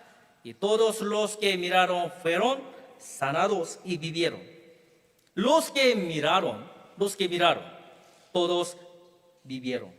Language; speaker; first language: Spanish; non-native, learner; Korean